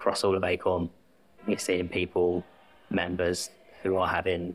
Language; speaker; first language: English; native; English